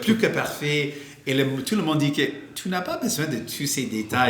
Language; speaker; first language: French; non-native, local second language; English